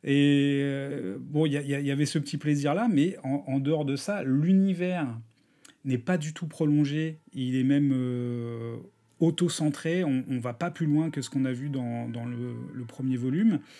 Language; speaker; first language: French; native; French